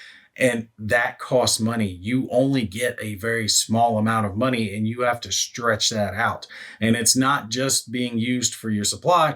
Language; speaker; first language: English; native; English